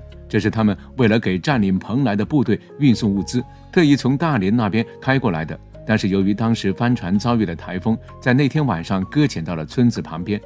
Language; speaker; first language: Chinese; native; Chinese